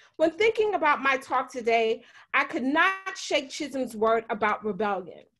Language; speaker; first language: English; native; English